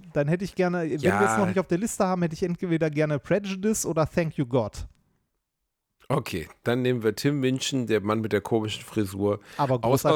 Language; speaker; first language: German; native; German